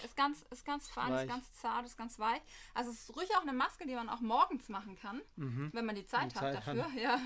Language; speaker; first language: German; native; German